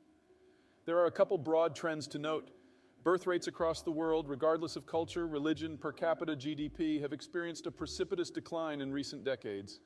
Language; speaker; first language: English; native; English